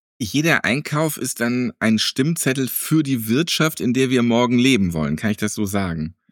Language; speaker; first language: German; native; German